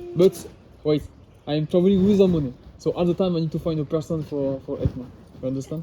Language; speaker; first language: English; non-native, learner; French